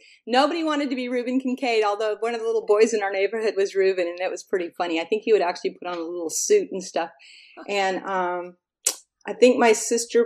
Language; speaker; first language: English; native; English